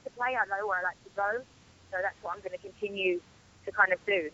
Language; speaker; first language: English; native; English